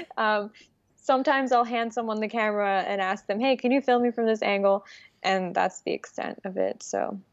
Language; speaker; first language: English; early bilingual, other home language; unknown